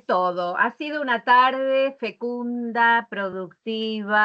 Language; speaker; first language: Spanish; native; Spanish